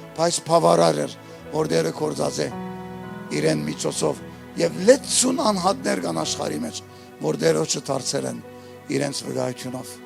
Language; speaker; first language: Armenian; early bilingual, heritage; Armenian